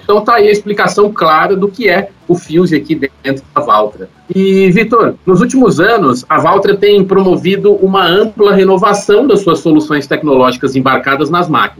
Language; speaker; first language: Portuguese; native; Portuguese